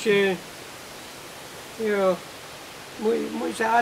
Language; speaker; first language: Czech; non-native, learner; English